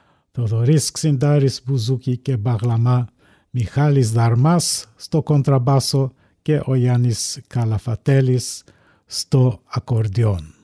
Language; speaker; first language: Greek; native; Greek